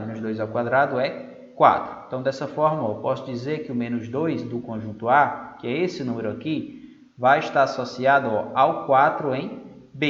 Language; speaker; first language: Portuguese; native; Portuguese